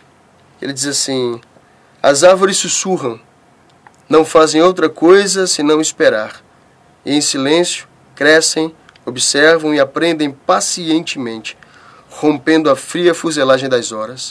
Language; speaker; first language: Portuguese; native; Portuguese